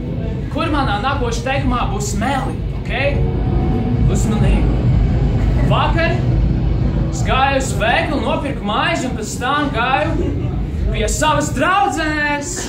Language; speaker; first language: Latvian; non-native, local second language; Russian